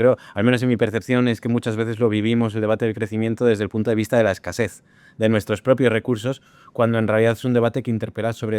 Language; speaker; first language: Spanish; native; Spanish